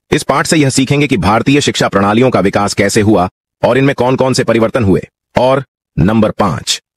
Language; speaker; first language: Hindi; non-native, local second language; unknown